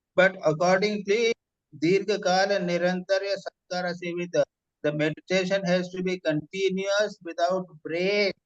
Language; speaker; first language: English; non-native, local second language; Hindi